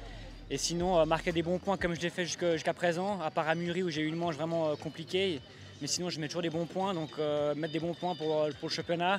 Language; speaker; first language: French; native; French